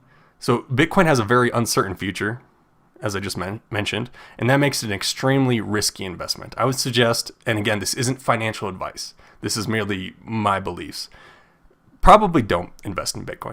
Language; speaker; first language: English; native; English